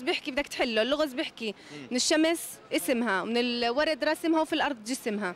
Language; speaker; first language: Arabic; native; Arabic